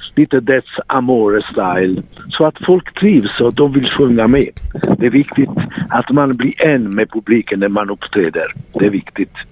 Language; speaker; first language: Swedish; non-native, fluent; Italian